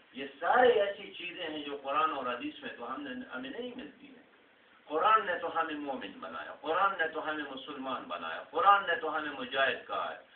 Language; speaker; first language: Urdu; non-native, local second language; Pashto